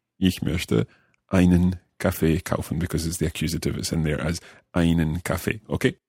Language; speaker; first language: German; non-native, learner; English